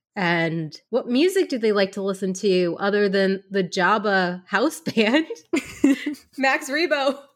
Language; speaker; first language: English; early bilingual, other home language; Hindi